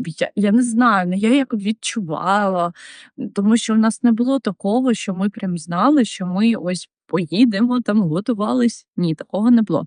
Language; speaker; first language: Ukrainian; native; Ukrainian